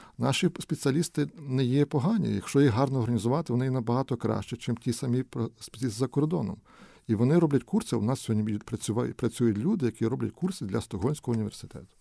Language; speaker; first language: Ukrainian; native; Ukrainian